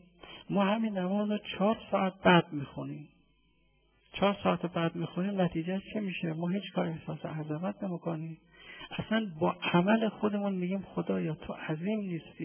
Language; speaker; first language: Persian; native; Persian